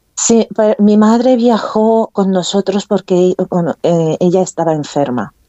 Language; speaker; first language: Spanish; non-native, fluent; Korean